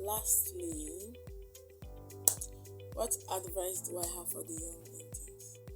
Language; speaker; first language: English; non-native, local second language; Igbo